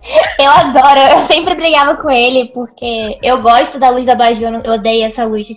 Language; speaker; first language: Portuguese; native; Portuguese